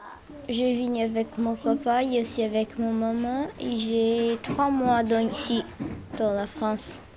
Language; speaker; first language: French; non-native, learner; Georgian